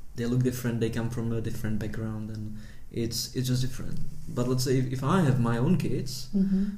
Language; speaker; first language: English; early bilingual, heritage; Czech